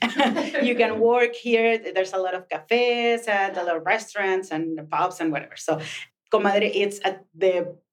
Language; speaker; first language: English; non-native, fluent; Spanish